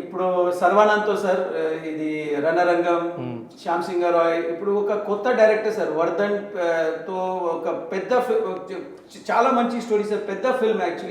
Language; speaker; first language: Telugu; non-native, local second language; Hindi